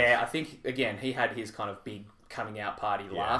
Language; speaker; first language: English; native; English